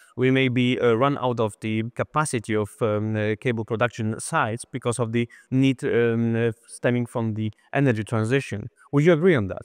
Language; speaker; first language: English; non-native, fluent; Polish